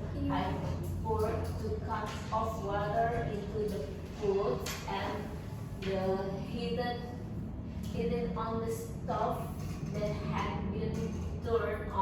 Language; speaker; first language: English; non-native, learner; Indonesian